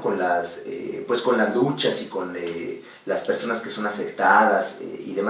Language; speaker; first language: Spanish; native; Spanish